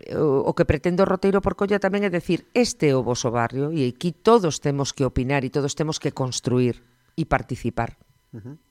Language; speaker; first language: Galician; native; Galician